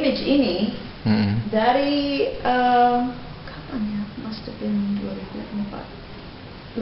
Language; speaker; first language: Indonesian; non-native, fluent; English